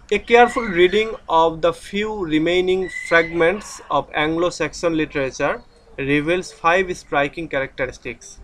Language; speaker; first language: English; non-native, local second language; Bangla